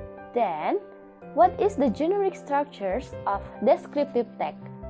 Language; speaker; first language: English; non-native, fluent; Indonesian